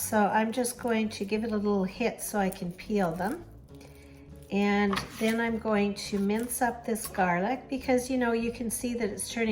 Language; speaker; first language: English; native; English